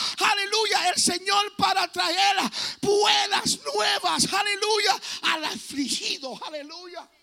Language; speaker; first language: Spanish; early bilingual, heritage; Spanish